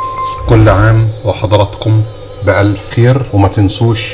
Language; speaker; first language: Arabic; native; Arabic